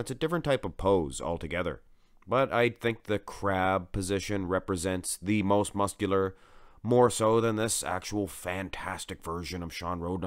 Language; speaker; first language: English; native; English